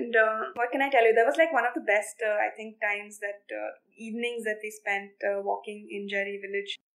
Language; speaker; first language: English; non-native, local second language; Assamese